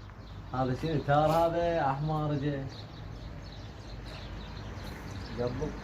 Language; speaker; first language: Arabic; native; Arabic